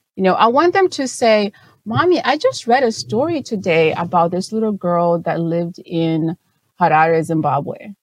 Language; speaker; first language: English; non-native, local second language; Shona